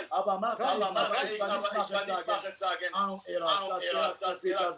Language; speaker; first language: German; non-native, learner; Arabic